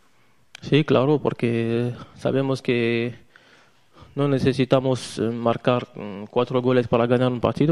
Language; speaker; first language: Spanish; non-native, learner; French